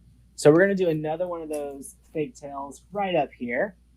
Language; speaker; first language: English; native; English